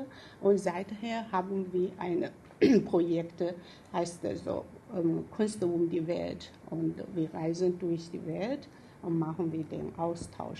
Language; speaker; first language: German; non-native, fluent; Chinese